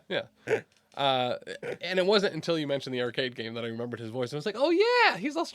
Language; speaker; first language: English; native; English